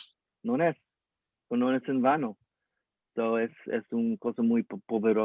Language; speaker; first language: Spanish; early bilingual, heritage; English